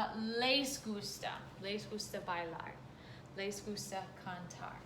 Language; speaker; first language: Spanish; non-native, fluent; English